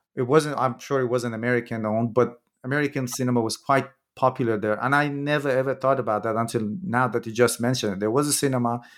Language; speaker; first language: English; non-native, fluent; Persian